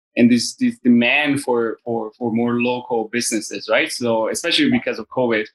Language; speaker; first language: English; early bilingual, other home language; Spanish